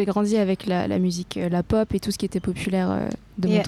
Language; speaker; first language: French; non-native, fluent; Greek